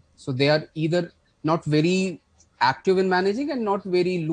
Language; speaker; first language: English; non-native, local second language; Kashmiri